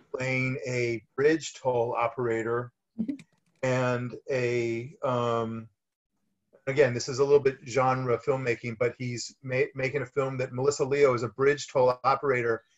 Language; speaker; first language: English; native; English